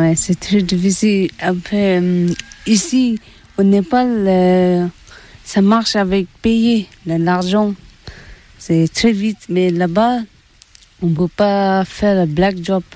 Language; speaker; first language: French; non-native, learner; Tibetan